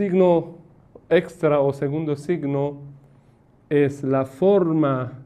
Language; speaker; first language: Spanish; non-native, fluent; Persian